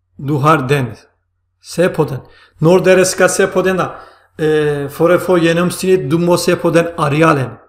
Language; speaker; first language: Swedish; non-native, fluent; Turkish